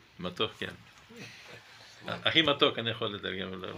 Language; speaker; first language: Hebrew; non-native, fluent; Russian